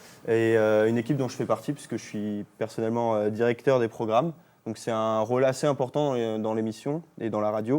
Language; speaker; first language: French; native; French